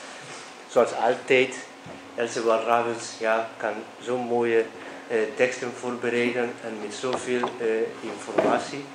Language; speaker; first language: Dutch; non-native, fluent; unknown